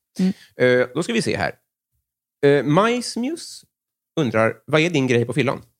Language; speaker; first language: Swedish; native; Swedish